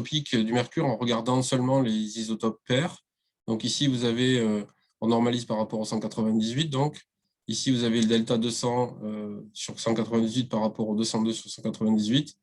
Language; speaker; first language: French; native; French